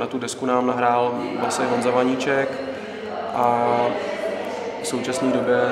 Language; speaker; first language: Czech; native; Czech